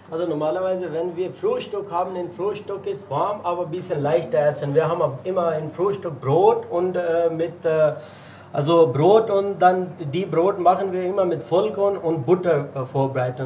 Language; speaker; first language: German; non-native, learner; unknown